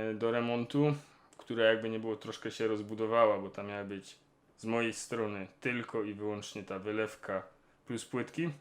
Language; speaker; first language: Polish; non-native, local second language; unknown